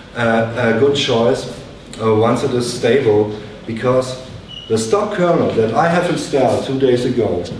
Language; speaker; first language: English; non-native, fluent; German